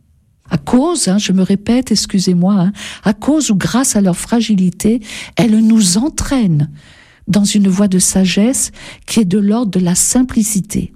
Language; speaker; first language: French; native; French